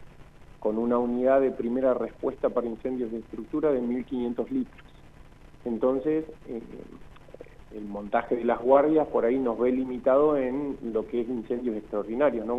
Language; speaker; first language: Spanish; native; Spanish